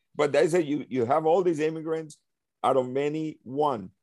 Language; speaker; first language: English; early bilingual, other home language; Spanish